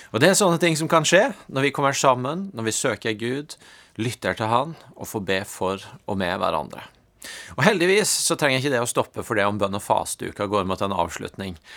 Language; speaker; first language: Norwegian; native; Norwegian